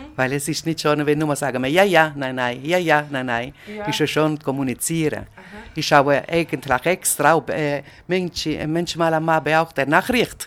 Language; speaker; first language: German; non-native, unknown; Italian